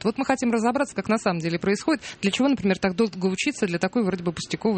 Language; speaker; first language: Russian; native; Russian